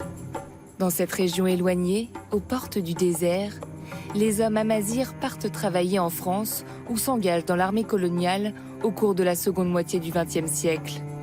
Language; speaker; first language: French; native; French